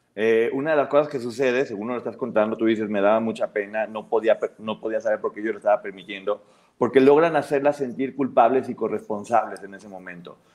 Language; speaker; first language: Spanish; native; Spanish